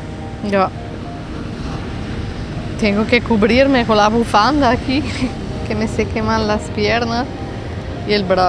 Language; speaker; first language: Spanish; native; Spanish